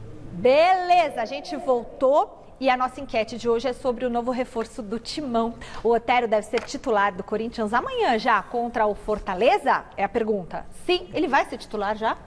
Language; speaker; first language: Portuguese; native; Portuguese